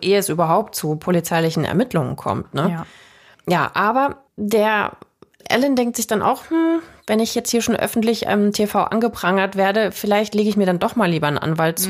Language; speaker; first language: German; native; German